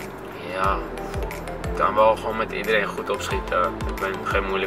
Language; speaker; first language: Dutch; non-native, fluent; Greek